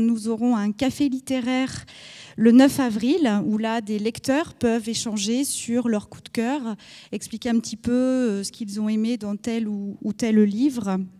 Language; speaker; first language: French; native; French